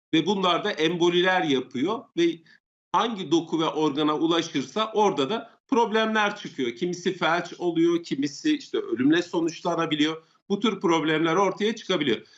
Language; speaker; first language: Turkish; native; Turkish